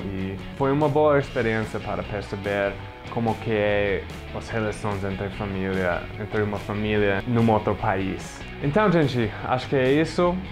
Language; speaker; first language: Portuguese; non-native, fluent; English